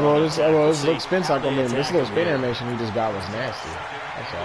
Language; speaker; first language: English; native; English